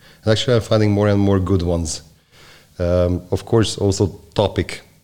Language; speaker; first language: English; non-native, fluent; Hungarian